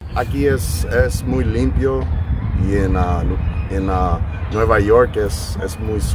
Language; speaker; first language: Spanish; early bilingual, heritage; English